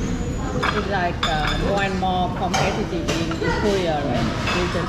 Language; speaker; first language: English; non-native, learner; Vietnamese